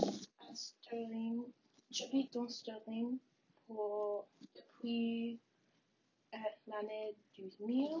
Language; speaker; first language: French; non-native, learner; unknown